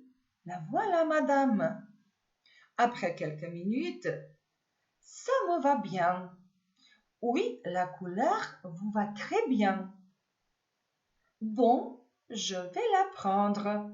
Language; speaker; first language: French; non-native, fluent; Macedonian